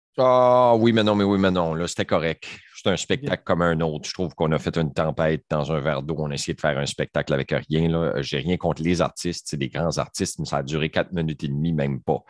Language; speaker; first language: French; native; French